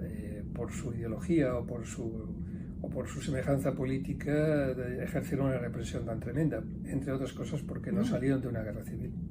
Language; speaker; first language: Spanish; native; Spanish